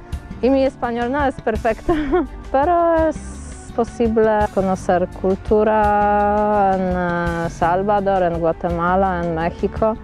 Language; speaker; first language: Spanish; non-native, learner; Polish